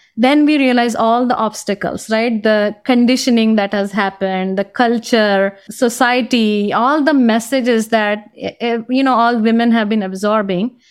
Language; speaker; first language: English; non-native, local second language; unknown